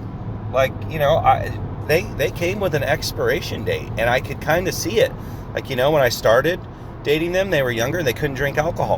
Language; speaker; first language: English; native; English